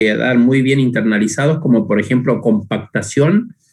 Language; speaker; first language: Spanish; native; Spanish